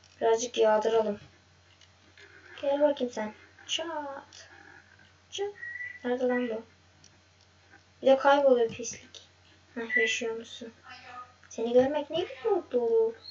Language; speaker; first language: Turkish; native; Turkish